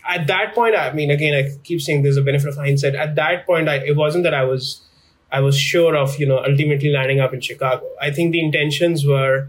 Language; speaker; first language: English; non-native, local second language; Hindi